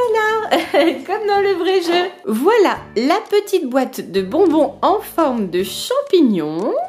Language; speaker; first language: French; native; French